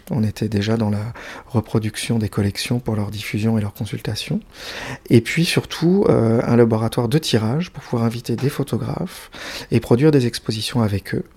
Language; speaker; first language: French; native; French